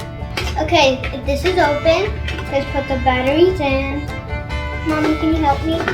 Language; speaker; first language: English; native; English